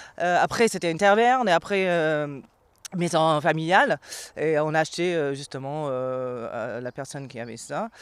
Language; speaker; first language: French; non-native, fluent; English